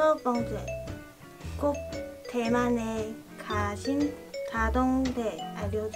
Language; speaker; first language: Korean; non-native, learner; Chinese